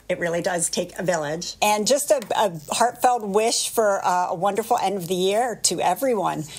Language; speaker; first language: English; native; English